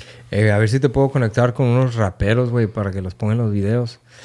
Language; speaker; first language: Spanish; early bilingual, heritage; Spanish